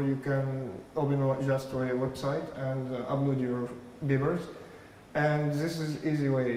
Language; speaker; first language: English; non-native, learner; Arabic